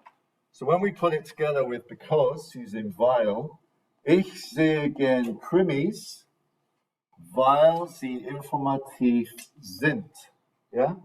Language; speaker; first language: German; non-native, fluent; English